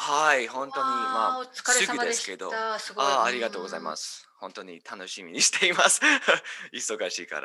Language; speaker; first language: Japanese; non-native, learner; English